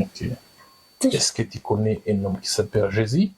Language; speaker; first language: French; non-native, fluent; Kinyarwanda